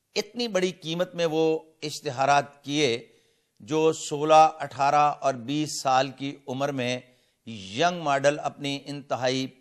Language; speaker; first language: Urdu; non-native, local second language; Punjabi